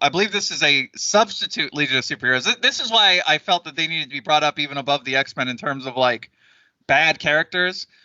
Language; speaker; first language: English; native; English